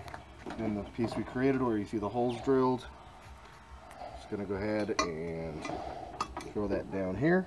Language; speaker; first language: English; native; English